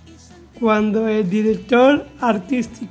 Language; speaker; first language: Spanish; native; Spanish